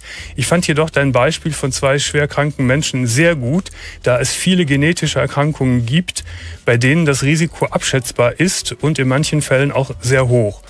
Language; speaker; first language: German; native; German